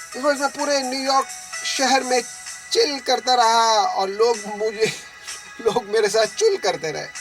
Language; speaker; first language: Urdu; native; Urdu